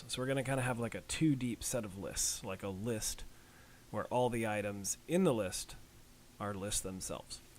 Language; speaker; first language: English; native; English